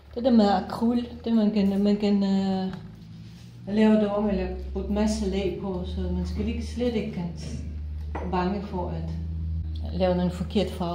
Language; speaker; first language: Danish; non-native, fluent; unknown